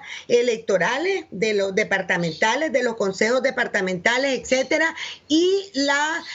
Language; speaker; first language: Spanish; native; Spanish